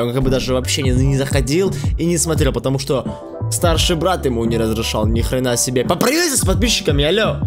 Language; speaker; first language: Russian; native; Russian